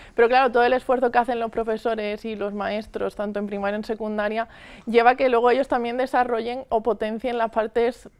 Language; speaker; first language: Spanish; native; Spanish